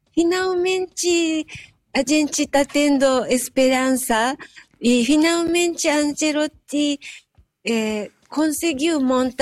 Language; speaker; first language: Portuguese; non-native, fluent; Japanese